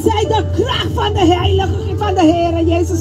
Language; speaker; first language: Dutch; non-native, local second language; Papiamento